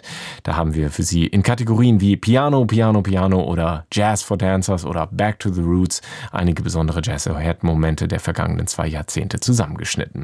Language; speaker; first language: German; native; German